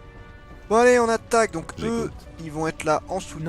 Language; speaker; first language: French; native; French